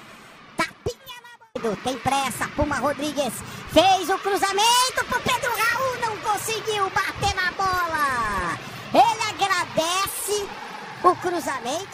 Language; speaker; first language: Portuguese; native; Portuguese